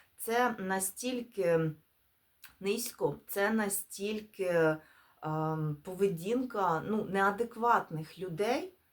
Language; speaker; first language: Ukrainian; non-native, local second language; Russian